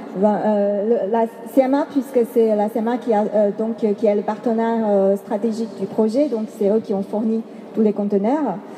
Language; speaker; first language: French; non-native, fluent; Chinese